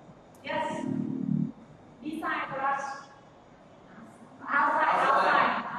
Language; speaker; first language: English; non-native, learner; Vietnamese